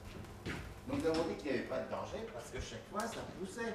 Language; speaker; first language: French; native; French